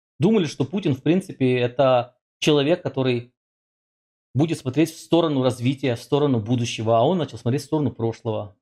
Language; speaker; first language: Russian; native; Russian